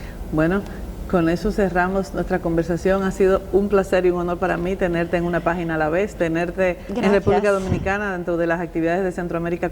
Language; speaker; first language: Spanish; native; Spanish